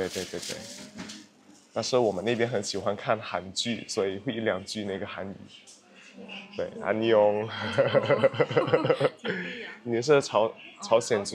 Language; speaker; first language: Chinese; non-native, fluent; Indonesian